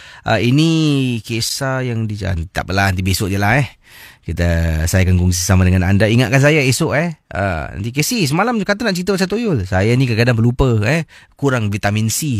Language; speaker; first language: Malay; native; Malay